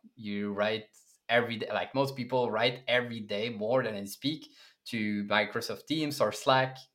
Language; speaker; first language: English; non-native, fluent; French